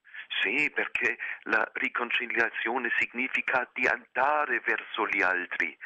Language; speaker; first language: Italian; non-native, fluent; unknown